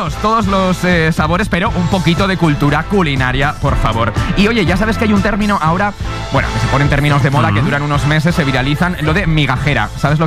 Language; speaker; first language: Spanish; native; Spanish